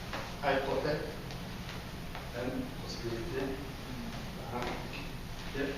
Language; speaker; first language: English; non-native, learner; French